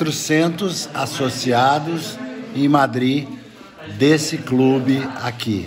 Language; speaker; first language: Spanish; non-native, learner; Portuguese